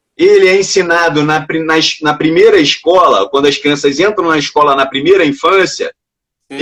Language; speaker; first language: Portuguese; native; Portuguese